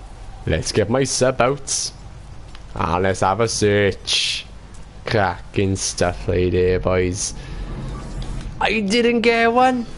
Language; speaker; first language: English; native; English